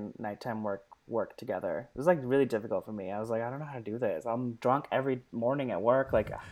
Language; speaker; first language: English; native; English